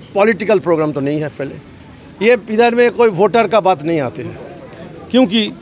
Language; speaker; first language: Hindi; non-native, local second language; Bangla